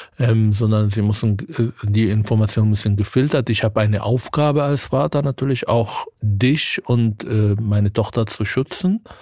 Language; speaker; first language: German; non-native, fluent; Arabic